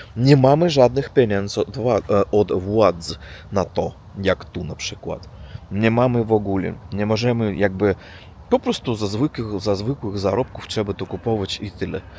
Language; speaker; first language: Polish; non-native, learner; Russian